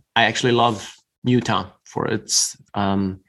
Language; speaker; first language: English; non-native, fluent; German